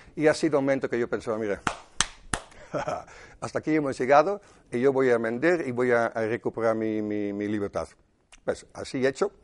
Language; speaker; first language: Spanish; non-native, fluent; Dutch